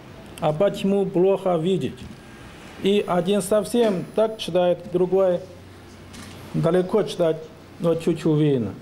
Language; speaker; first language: Russian; non-native, learner; Chinese